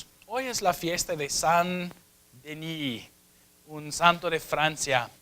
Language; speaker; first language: Spanish; non-native, fluent; English